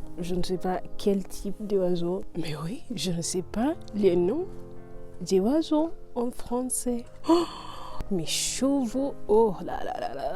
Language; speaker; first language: French; non-native, learner; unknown